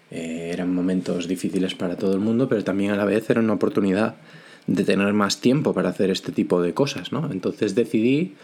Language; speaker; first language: Spanish; native; Spanish